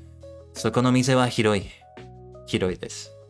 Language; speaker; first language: Japanese; non-native, learner; English